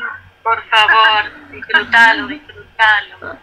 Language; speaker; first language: Spanish; native; Spanish